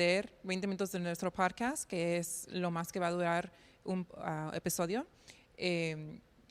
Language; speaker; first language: Spanish; early bilingual, heritage; Spanish